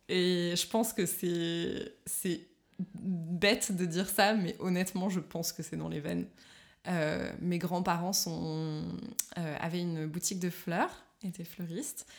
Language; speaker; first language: French; native; French